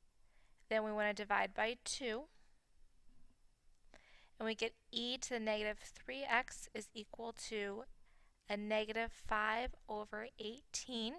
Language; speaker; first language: English; native; English